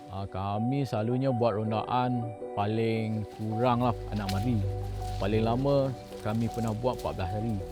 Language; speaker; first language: Malay; non-native, local second language; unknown